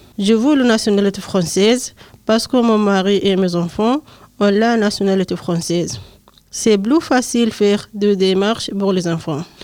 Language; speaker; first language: French; non-native, learner; Arabic